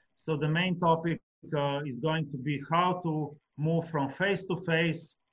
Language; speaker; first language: English; non-native, fluent; Slovenian